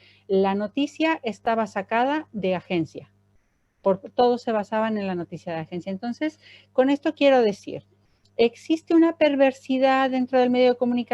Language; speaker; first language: Spanish; native; Spanish